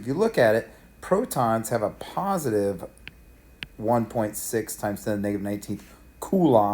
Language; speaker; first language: English; native; English